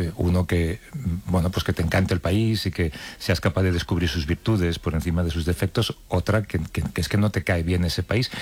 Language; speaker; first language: Spanish; native; Spanish